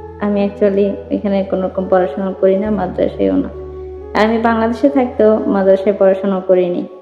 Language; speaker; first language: Bangla; native; Bangla